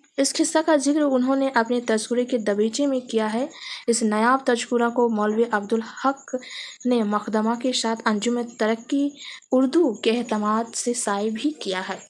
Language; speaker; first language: Urdu; native; Urdu